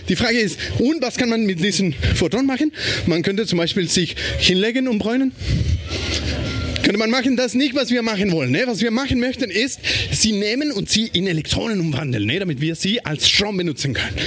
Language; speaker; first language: German; non-native, fluent; Spanish